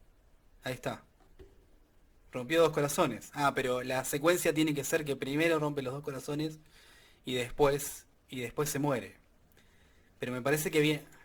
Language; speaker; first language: Spanish; native; Spanish